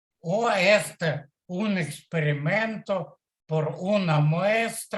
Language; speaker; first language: Spanish; non-native, learner; Russian